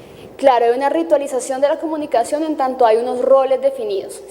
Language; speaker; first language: Spanish; native; Spanish